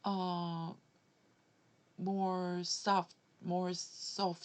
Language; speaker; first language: English; non-native, learner; Korean